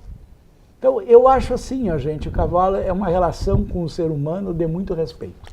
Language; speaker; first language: Portuguese; native; Portuguese